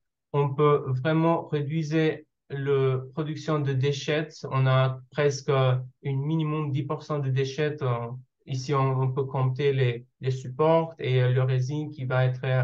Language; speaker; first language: French; non-native, learner; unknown